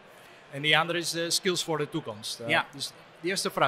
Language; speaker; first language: Dutch; non-native, fluent; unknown